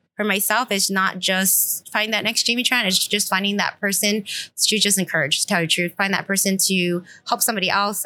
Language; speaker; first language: English; native; English